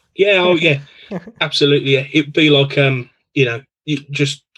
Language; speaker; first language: English; native; English